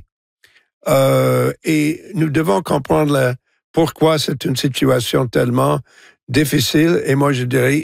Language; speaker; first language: French; non-native, local second language; English